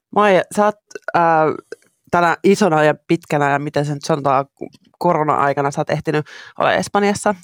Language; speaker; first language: Finnish; native; Finnish